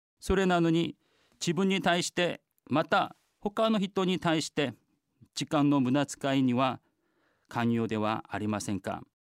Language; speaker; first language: Japanese; non-native, fluent; Korean